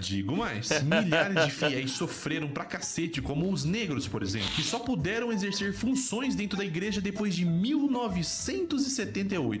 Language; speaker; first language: Portuguese; native; Portuguese